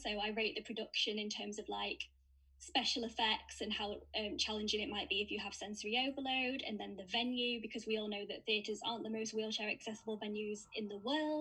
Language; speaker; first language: English; native; English